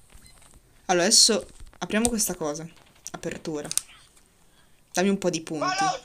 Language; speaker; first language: Italian; native; Italian